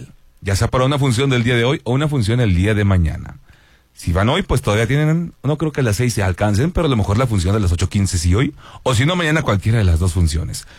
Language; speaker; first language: Spanish; native; Spanish